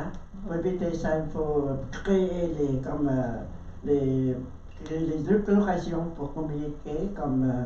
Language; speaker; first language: French; non-native, learner; Vietnamese